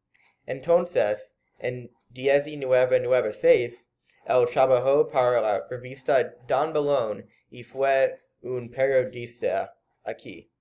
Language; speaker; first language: Spanish; non-native, learner; English